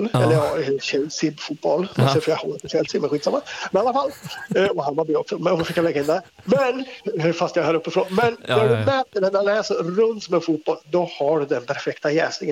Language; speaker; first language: Swedish; native; Swedish